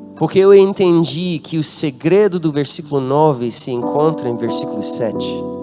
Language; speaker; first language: Portuguese; non-native, fluent; English